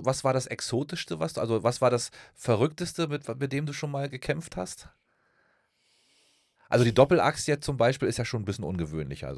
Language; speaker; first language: German; native; German